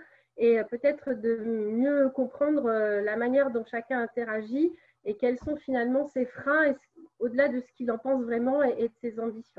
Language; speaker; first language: French; native; French